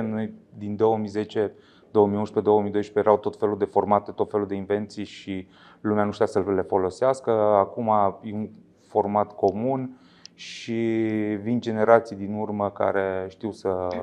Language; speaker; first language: Romanian; native; Romanian